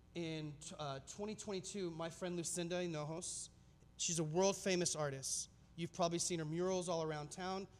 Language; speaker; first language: English; native; English